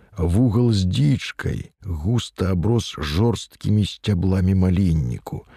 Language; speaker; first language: Belarusian; native; Belarusian